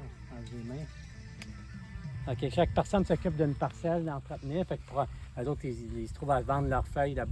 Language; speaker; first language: French; native; French